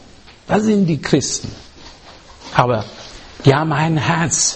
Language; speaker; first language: German; non-native, learner; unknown